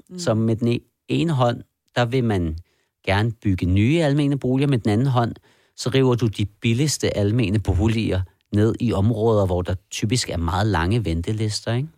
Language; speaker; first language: Danish; early bilingual, other home language; Persian